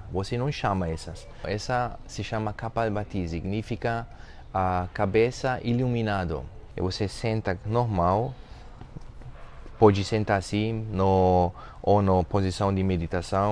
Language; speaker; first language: Portuguese; non-native, fluent; German